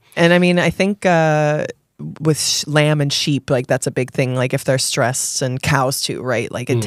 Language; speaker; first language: English; native; English